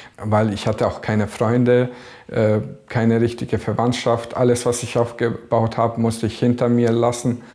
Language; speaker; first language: German; early bilingual, other home language; Bosnian